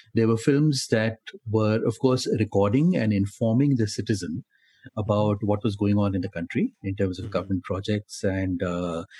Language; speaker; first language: English; non-native, local second language; Hindi